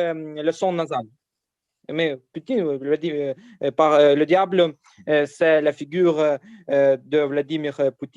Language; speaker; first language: French; non-native, learner; Ukrainian